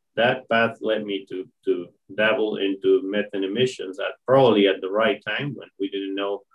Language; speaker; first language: English; non-native, fluent; Spanish